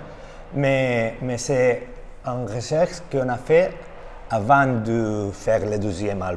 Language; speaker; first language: French; non-native, learner; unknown